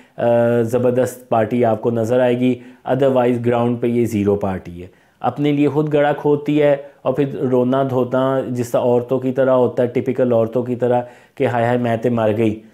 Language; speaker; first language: Urdu; non-native, local second language; Punjabi